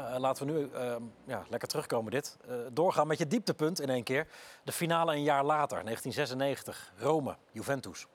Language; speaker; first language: Dutch; native; Dutch